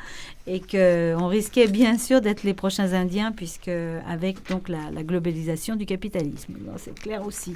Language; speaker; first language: French; native; French